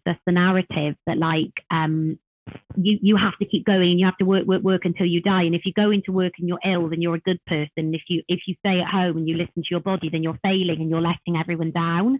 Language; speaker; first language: English; native; English